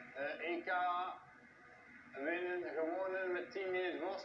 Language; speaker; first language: Dutch; non-native, local second language; French